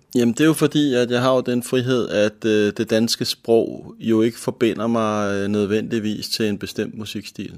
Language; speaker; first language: Danish; native; Danish